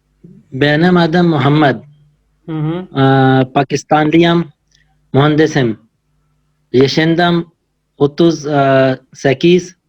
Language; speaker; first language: Turkish; non-native, learner; Urdu